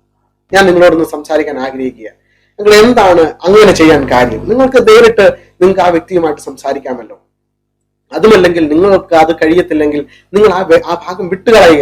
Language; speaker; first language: Malayalam; native; Malayalam